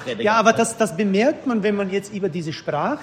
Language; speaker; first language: German; early bilingual, heritage; German